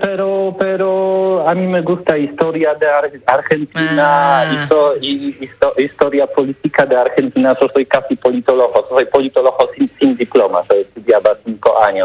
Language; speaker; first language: Spanish; non-native, learner; Polish